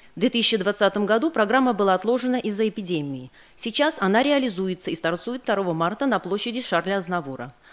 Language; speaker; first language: Russian; non-native, local second language; Armenian